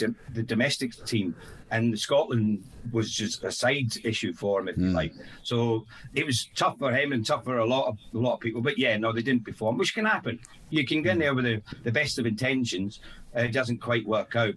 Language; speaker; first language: English; native; English